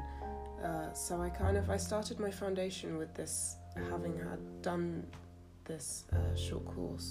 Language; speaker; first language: English; native; English